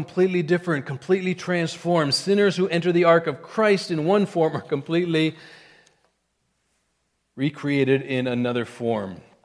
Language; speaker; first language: English; native; English